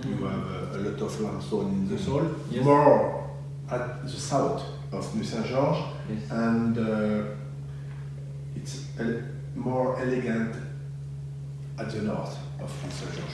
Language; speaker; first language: English; non-native, learner; French